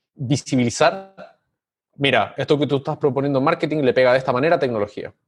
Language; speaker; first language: Spanish; native; Spanish